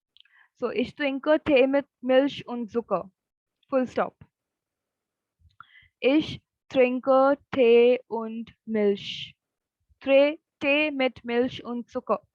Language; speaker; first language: German; non-native, fluent; Hindi